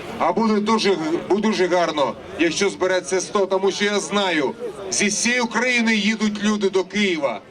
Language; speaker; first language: Ukrainian; non-native, local second language; Russian